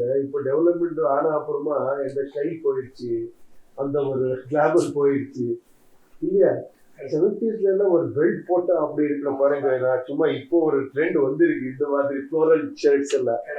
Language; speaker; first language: Tamil; non-native, learner; Kannada